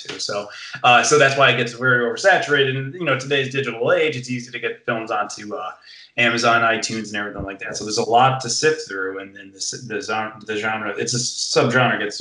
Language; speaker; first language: English; native; English